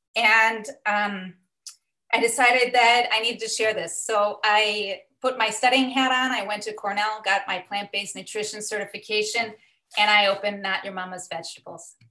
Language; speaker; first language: English; native; English